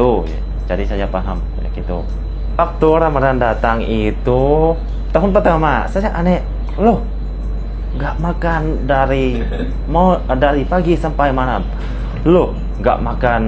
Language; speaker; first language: Indonesian; non-native, fluent; Lao